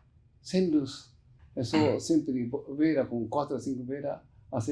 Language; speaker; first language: Portuguese; non-native, learner; Japanese